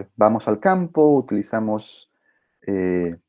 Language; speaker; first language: Spanish; native; Spanish